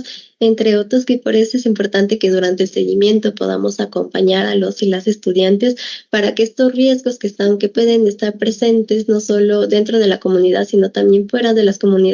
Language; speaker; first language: Spanish; native; Spanish